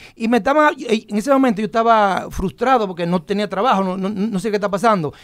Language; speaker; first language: Spanish; native; Spanish